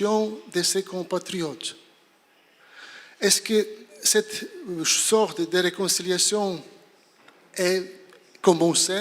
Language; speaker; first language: French; non-native, fluent; Polish